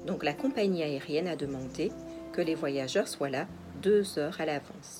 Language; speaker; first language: French; native; French